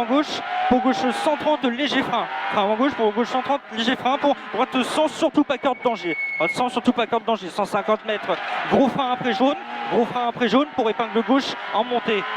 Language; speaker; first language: French; native; French